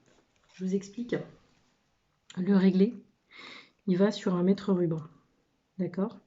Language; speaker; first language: French; native; French